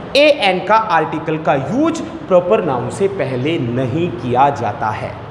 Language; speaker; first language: Hindi; native; Hindi